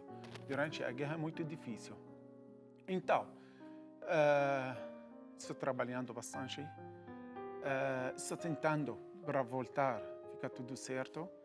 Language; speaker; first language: Portuguese; non-native, learner; Arabic